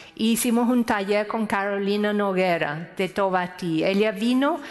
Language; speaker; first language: Spanish; non-native, fluent; English